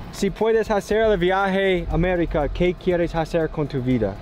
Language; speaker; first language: Spanish; non-native, learner; English